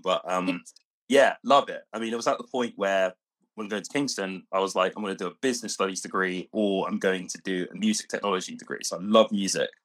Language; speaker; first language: English; native; English